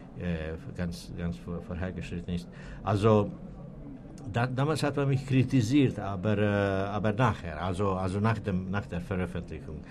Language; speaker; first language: German; non-native, fluent; Serbian